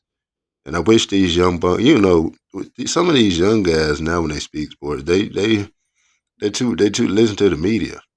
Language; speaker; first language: English; native; English